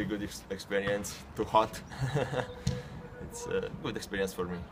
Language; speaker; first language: English; non-native, learner; Romanian